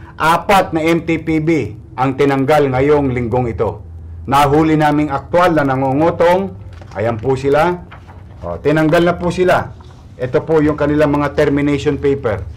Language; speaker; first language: Filipino; native; Filipino